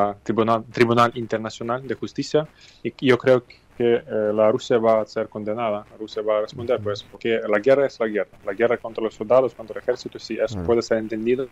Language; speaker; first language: Spanish; non-native, fluent; Ukrainian